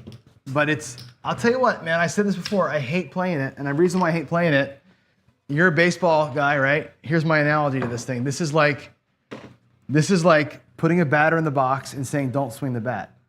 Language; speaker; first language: English; native; English